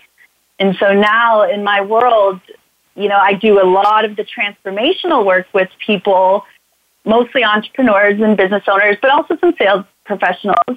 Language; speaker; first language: English; native; English